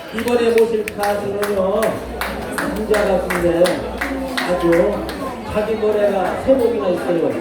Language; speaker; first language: Korean; native; Korean